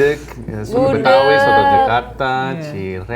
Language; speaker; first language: Indonesian; non-native, learner; English